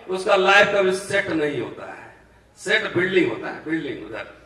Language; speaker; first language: Hindi; native; Hindi